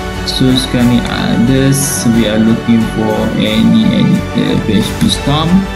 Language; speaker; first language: English; non-native, local second language; Malay